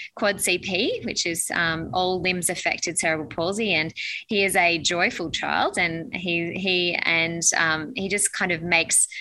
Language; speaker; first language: English; native; English